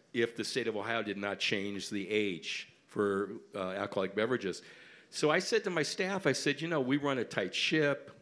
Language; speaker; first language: English; native; English